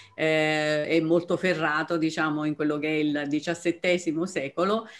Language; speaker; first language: Italian; native; Italian